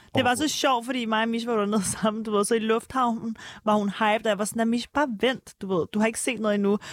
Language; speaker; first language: Danish; early bilingual, other home language; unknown